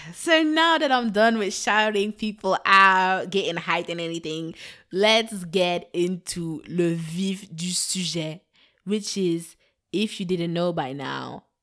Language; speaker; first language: English; non-native, fluent; Dutch